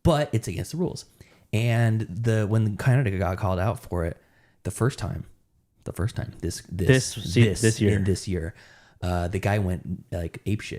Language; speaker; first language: English; native; English